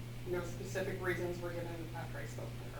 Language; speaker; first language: English; native; English